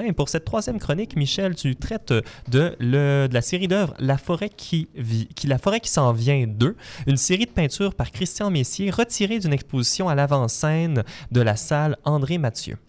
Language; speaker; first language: French; native; French